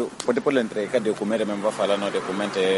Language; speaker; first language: Portuguese; non-native, learner; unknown